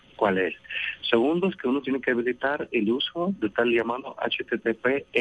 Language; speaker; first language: Spanish; non-native, fluent; Russian